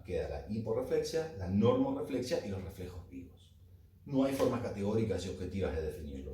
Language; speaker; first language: Spanish; native; Spanish